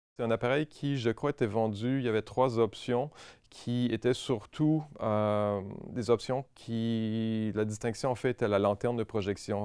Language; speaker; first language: French; native; French